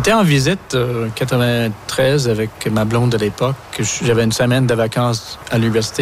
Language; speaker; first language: French; non-native, local second language; English